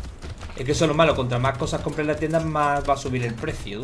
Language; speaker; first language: Spanish; native; Spanish